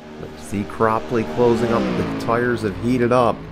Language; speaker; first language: English; native; English